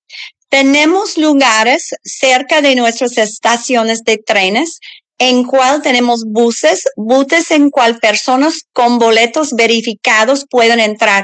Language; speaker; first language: Spanish; non-native, learner; English